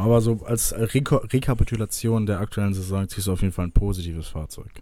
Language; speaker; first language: German; native; German